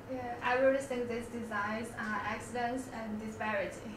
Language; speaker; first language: English; non-native, learner; Chinese